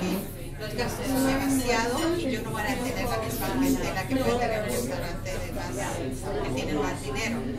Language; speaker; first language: Spanish; early bilingual, other home language; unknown